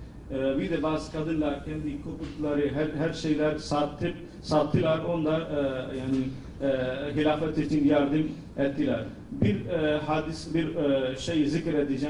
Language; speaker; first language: Turkish; non-native, fluent; Urdu